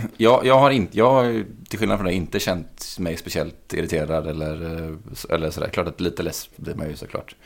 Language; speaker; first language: Swedish; native; Swedish